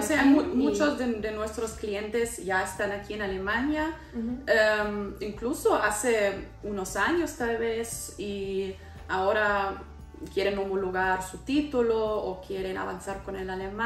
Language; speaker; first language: Spanish; non-native, fluent; German